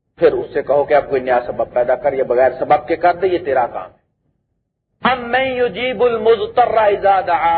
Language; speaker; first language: Urdu; non-native, local second language; Punjabi